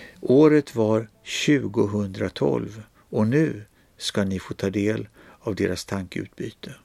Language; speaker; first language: Swedish; native; Swedish